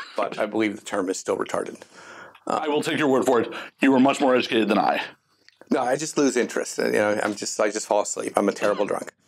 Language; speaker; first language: English; native; English